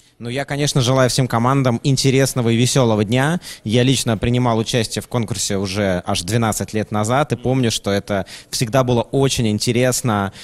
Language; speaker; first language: Russian; native; Russian